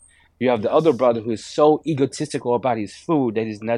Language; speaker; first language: English; non-native, local second language; Filipino